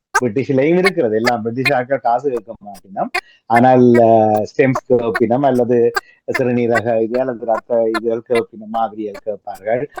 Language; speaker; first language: Tamil; native; Tamil